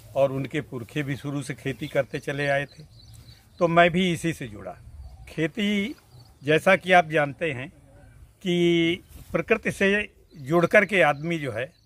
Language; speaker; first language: Hindi; native; Hindi